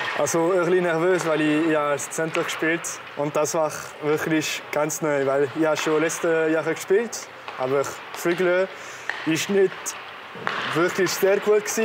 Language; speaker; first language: German; non-native, local second language; French